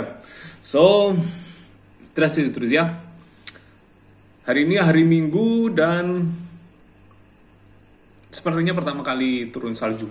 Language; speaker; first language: Indonesian; non-native, local second language; Javanese